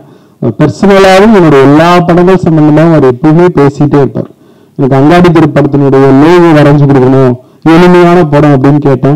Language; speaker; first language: Tamil; native; Tamil